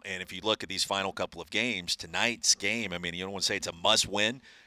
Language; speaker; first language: English; native; English